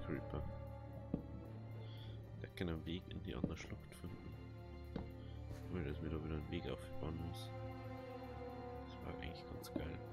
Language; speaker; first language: German; native; German